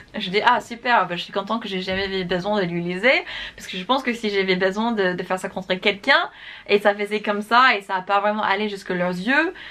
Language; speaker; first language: French; non-native, fluent; English